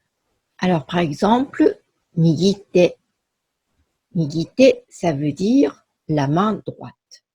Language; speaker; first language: French; non-native, fluent; Japanese